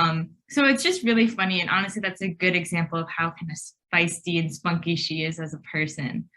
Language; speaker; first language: English; native; English